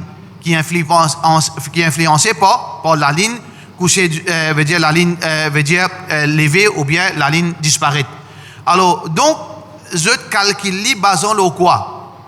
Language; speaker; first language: French; non-native, learner; Morisyen